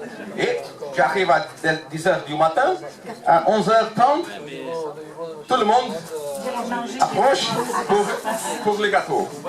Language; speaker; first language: French; non-native, learner; Portuguese